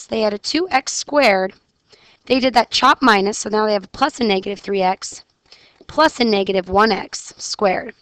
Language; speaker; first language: English; native; English